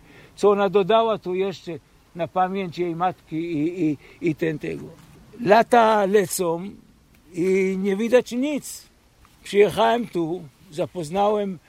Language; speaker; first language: Polish; early bilingual, heritage; Polish